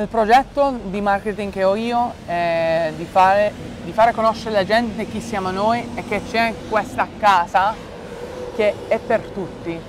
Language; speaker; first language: Italian; early bilingual, other home language; English